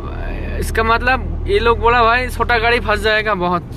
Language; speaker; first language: Hindi; non-native, local second language; Bangla